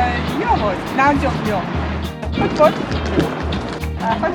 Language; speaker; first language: Hungarian; non-native, learner; Portuguese